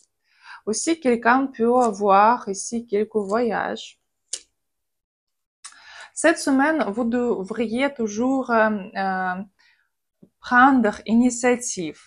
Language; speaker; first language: French; non-native, fluent; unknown